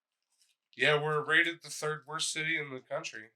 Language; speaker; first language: English; native; English